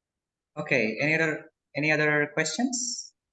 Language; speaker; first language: English; non-native, local second language; Indonesian